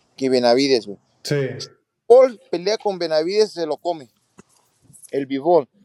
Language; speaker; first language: Spanish; early bilingual, heritage; Spanish